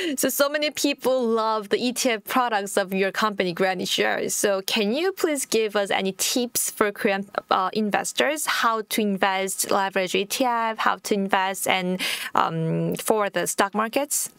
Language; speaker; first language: English; non-native, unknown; Korean